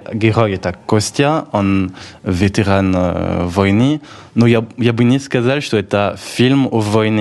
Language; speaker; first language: Russian; non-native, fluent; French